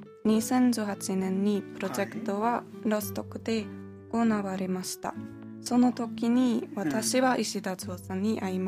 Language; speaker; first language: Japanese; non-native, learner; German